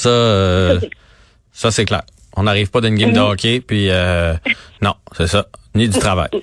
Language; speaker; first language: French; native; French